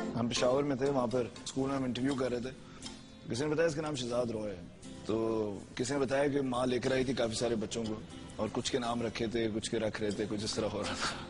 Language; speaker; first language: Urdu; native; Urdu